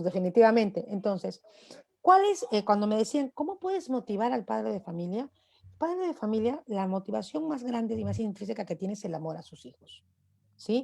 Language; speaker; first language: Spanish; native; Spanish